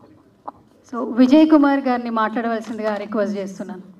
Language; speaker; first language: Telugu; native; Telugu